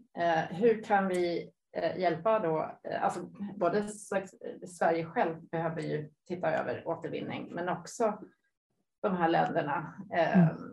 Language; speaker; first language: Swedish; native; Swedish